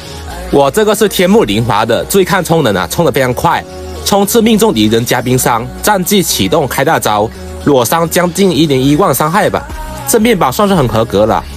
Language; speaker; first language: Chinese; native; Chinese